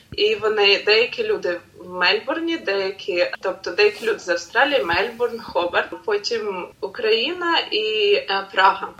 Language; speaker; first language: Ukrainian; native; Ukrainian